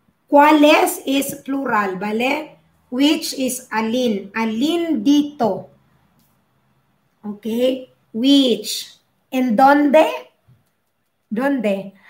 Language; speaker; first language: Spanish; non-native, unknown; Filipino